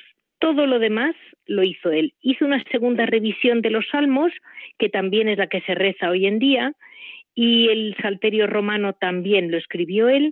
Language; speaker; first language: Spanish; native; Spanish